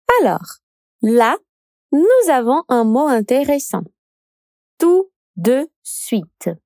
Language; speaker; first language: French; non-native, fluent; Portuguese